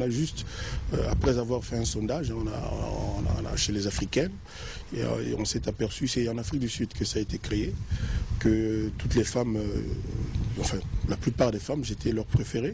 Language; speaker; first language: French; non-native, local second language; Lingala